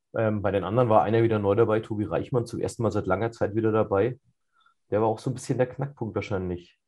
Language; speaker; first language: German; native; German